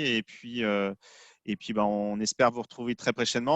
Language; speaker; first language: French; native; French